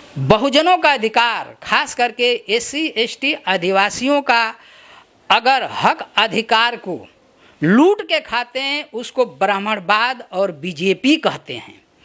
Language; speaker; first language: Hindi; native; Hindi